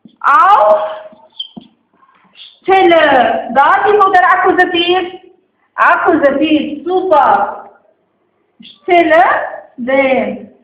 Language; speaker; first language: German; non-native, fluent; Arabic